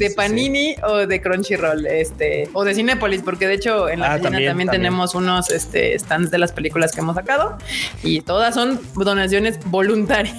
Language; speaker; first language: Spanish; native; Spanish